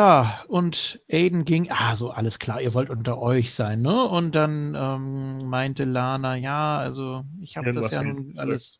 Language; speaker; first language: German; native; German